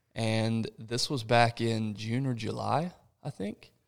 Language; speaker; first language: English; early bilingual, other home language; Portuguese